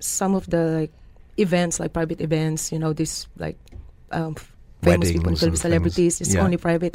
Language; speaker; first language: English; non-native, local second language; Filipino